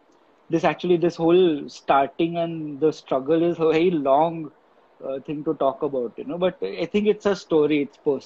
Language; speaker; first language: English; non-native, local second language; Gujarati